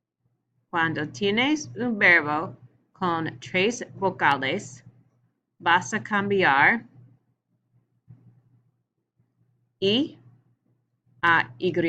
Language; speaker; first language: Spanish; non-native, learner; English